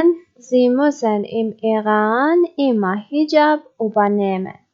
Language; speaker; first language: German; non-native, learner; Persian